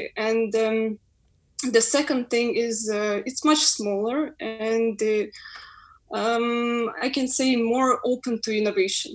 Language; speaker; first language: English; non-native, fluent; Ukrainian